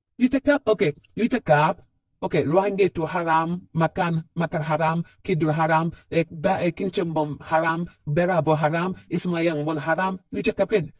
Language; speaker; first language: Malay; non-native, learner; Rohingya